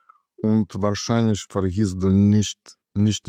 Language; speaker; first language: German; non-native, learner; Russian